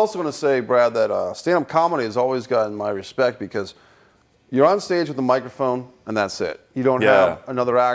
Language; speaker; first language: English; native; English